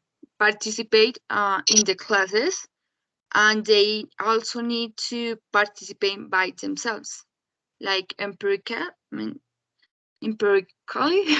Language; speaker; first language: English; non-native, learner; Spanish